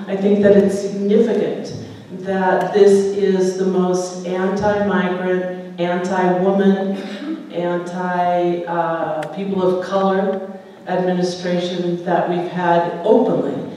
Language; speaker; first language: English; native; English